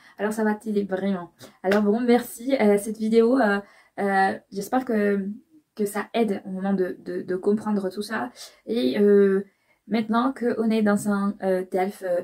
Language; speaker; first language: French; non-native, fluent; Spanish